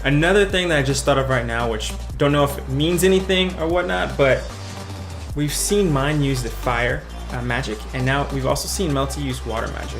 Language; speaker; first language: English; native; English